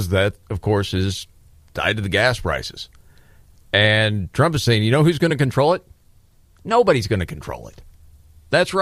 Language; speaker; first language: English; native; English